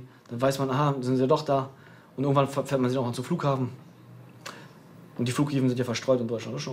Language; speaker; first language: German; native; German